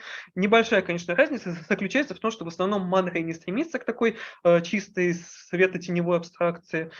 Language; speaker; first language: Russian; native; Russian